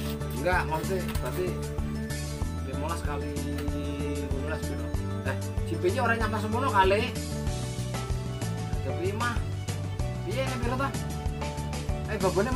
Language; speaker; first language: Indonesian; non-native, local second language; Javanese